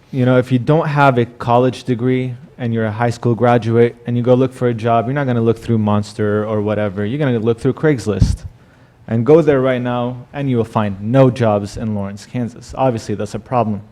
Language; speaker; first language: English; non-native, fluent; Arabic